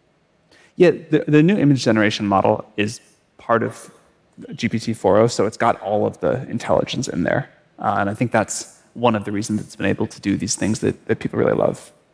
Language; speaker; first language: English; native; English